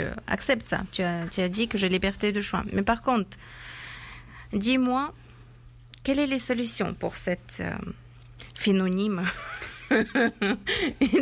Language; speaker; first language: French; non-native, fluent; Persian